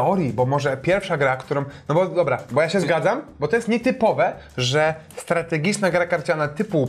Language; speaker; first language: Polish; native; Polish